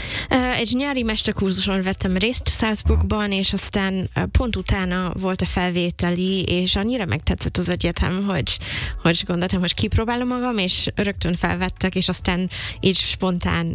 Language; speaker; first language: Hungarian; non-native, fluent; English